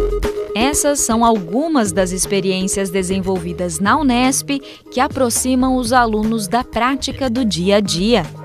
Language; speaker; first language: Portuguese; native; Portuguese